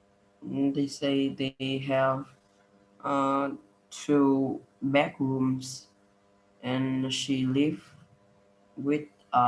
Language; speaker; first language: English; non-native, learner; Vietnamese